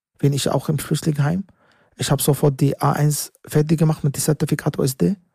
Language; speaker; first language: German; non-native, learner; Arabic